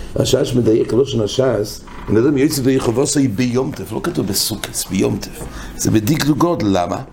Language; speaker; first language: Hebrew; non-native, fluent; English